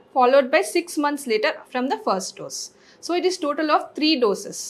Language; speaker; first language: English; non-native, local second language; Telugu